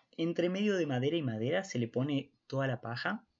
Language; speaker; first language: Spanish; native; Spanish